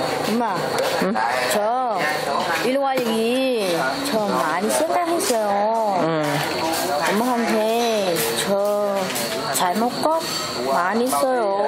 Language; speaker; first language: Korean; non-native, learner; Vietnamese